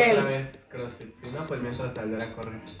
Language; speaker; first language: Spanish; native; Spanish